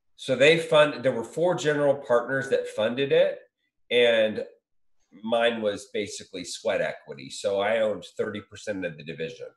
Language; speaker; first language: English; native; English